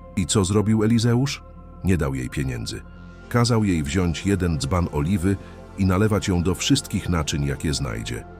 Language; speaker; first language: Polish; native; Polish